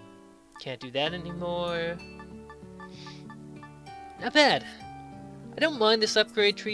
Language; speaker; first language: English; native; English